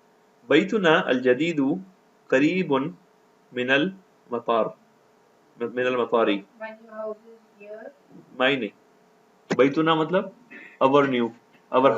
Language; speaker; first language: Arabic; non-native, fluent; Urdu